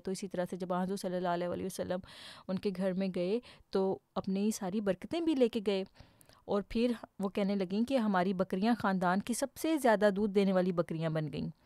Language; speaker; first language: Urdu; native; Urdu